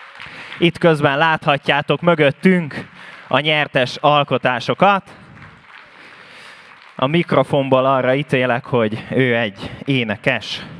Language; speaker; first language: Hungarian; native; Hungarian